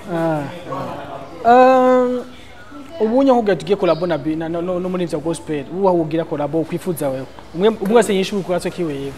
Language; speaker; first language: Rundi; native; Rundi